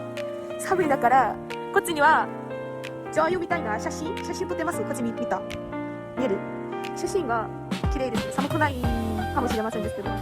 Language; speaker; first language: Japanese; non-native, learner; Burmese